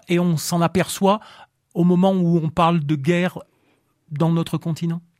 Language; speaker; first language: French; native; French